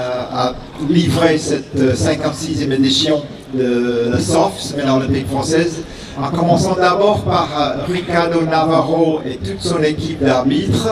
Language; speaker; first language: French; non-native, fluent; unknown